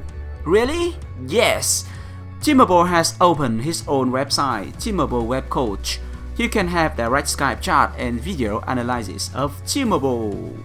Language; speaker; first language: English; non-native, fluent; Vietnamese